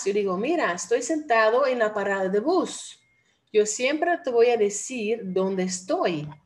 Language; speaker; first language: Spanish; non-native, fluent; Dutch